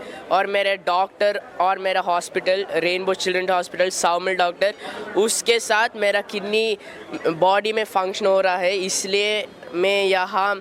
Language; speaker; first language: Hindi; non-native, local second language; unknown